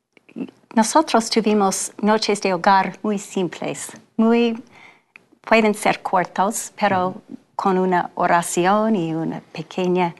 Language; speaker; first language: Spanish; non-native, learner; English